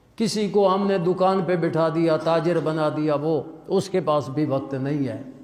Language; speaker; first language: Urdu; non-native, local second language; Punjabi